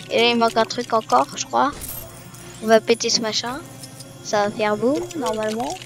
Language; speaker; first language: French; native; French